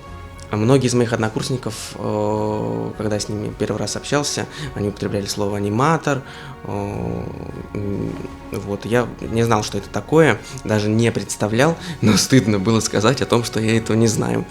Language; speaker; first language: Russian; native; Russian